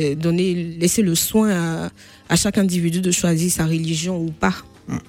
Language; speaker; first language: French; native; French